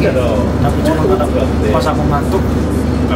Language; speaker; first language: Indonesian; non-native, fluent; Japanese